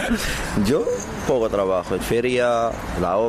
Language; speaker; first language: Spanish; non-native, learner; Arabic